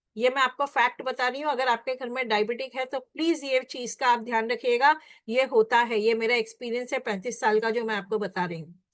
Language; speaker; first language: Hindi; non-native, local second language; Marathi